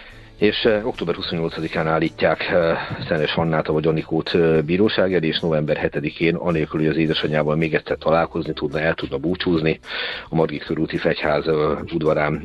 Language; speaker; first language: Hungarian; native; Hungarian